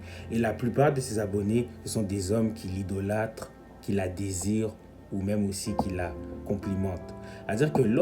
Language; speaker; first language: French; native; French